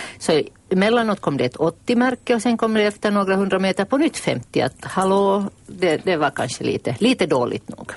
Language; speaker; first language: Swedish; native; Swedish